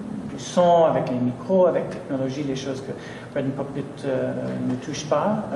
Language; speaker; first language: French; non-native, fluent; English